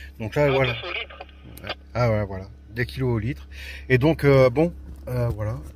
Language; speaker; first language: French; native; French